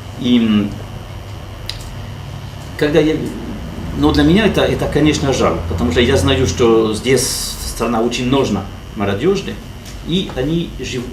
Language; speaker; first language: Russian; non-native, learner; French